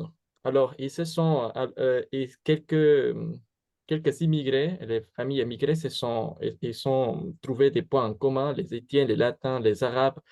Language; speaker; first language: French; non-native, fluent; Spanish